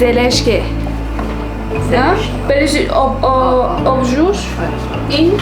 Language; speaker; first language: Persian; non-native, learner; Chinese